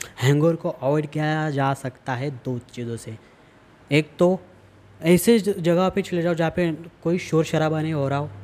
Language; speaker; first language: Hindi; non-native, local second language; Marathi